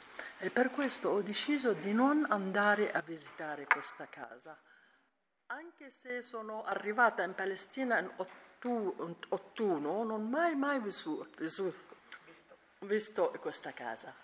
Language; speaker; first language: Italian; non-native, learner; Arabic